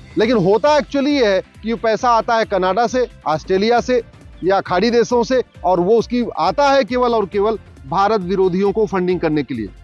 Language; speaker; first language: Hindi; native; Hindi